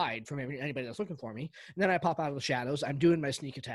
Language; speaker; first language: English; native; English